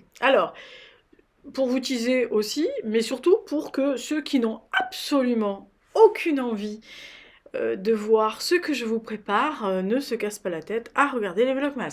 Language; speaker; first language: French; native; French